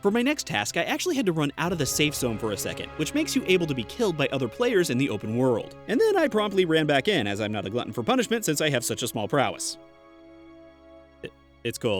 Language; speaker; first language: English; native; English